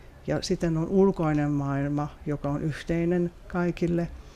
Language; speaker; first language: Finnish; non-native, fluent; French